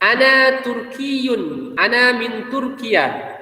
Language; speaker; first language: Arabic; non-native, fluent; Indonesian